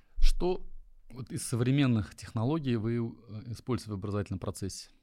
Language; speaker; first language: Russian; native; Russian